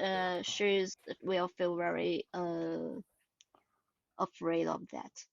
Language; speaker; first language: English; non-native, learner; Chinese